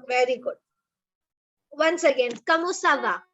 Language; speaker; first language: French; non-native, fluent; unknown